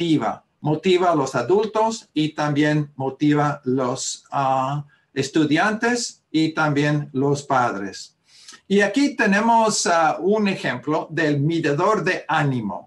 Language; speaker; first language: Spanish; early bilingual, heritage; Spanish